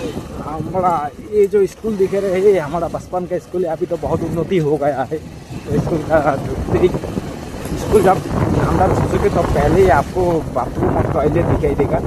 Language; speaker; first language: Hindi; non-native, local second language; Bangla